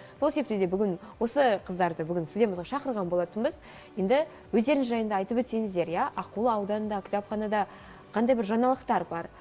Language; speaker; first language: Kazakh; native; Kazakh